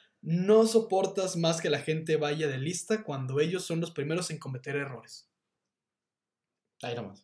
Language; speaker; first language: Spanish; native; Spanish